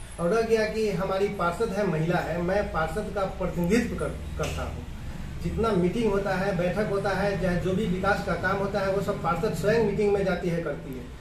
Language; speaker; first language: Hindi; native; Hindi